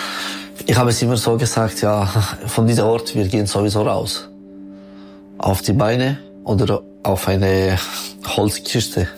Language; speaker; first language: German; non-native, learner; French